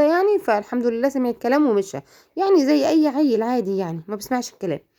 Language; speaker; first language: Arabic; native; Arabic